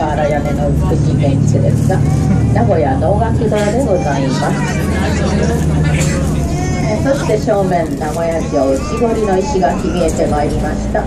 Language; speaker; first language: Japanese; native; Japanese